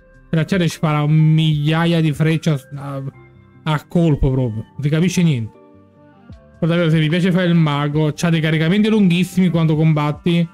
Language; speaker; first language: Italian; native; Italian